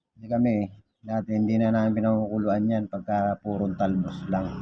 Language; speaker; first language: Filipino; non-native, local second language; Bikol